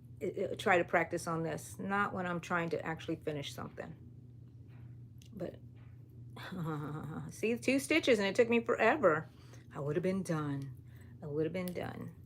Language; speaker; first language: English; native; English